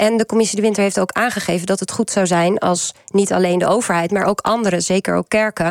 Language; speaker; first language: Dutch; native; Dutch